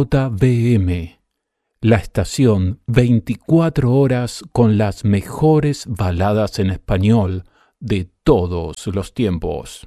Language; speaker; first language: Spanish; native; Spanish